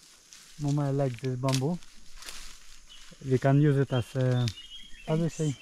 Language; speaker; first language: English; non-native, learner; Russian